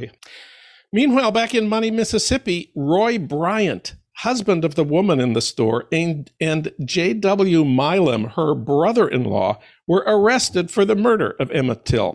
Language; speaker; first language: English; native; English